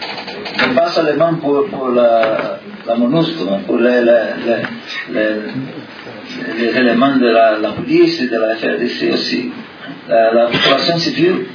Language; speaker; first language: French; non-native, learner; Portuguese